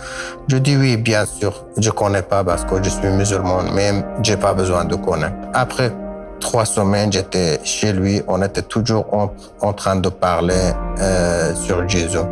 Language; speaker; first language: French; non-native, learner; Kurdish